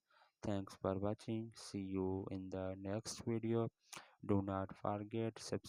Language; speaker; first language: English; non-native, local second language; Urdu